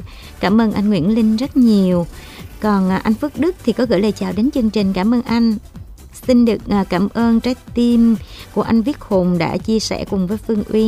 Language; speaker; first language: Vietnamese; native; Vietnamese